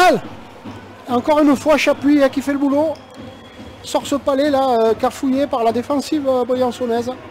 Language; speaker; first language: French; native; French